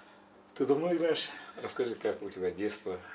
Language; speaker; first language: Russian; non-native, local second language; Yakut